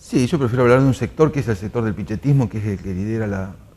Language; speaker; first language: Spanish; native; Spanish